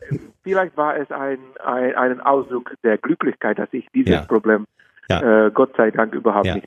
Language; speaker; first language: German; non-native, fluent; Czech